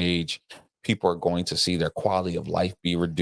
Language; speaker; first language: English; native; English